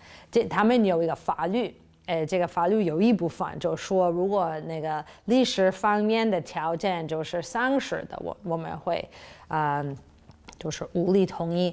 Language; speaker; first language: Chinese; non-native, fluent; English